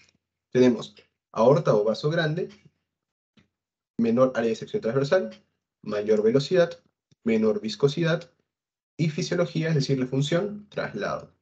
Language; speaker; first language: Spanish; native; Spanish